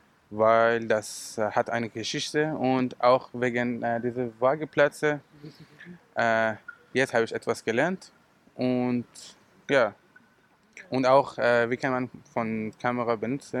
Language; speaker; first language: German; non-native, learner; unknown